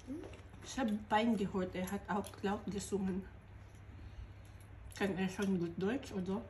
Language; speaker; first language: German; non-native, fluent; Filipino